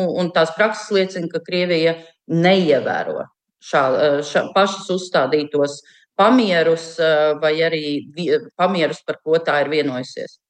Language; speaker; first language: Latvian; native; Latvian